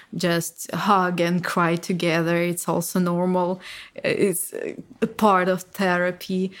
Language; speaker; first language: English; non-native, fluent; Ukrainian